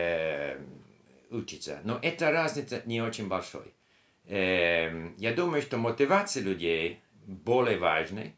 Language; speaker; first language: Russian; non-native, learner; English